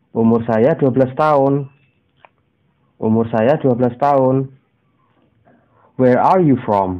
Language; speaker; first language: Indonesian; native; Indonesian